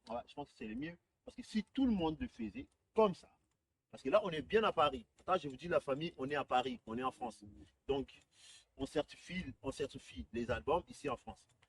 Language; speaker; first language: French; non-native, local second language; Lingala